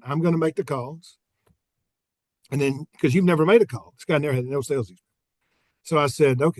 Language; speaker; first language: English; native; English